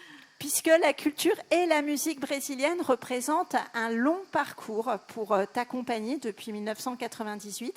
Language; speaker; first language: French; native; French